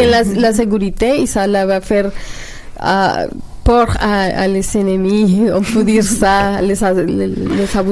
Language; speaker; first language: French; non-native, learner; Spanish